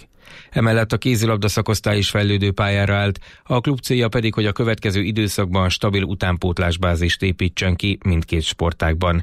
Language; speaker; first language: Hungarian; native; Hungarian